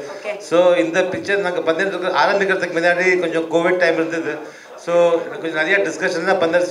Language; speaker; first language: Tamil; early bilingual, heritage; Tamil